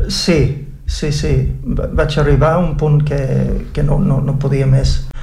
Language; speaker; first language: Catalan; non-native, fluent; English